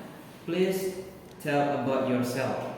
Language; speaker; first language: English; non-native, learner; Indonesian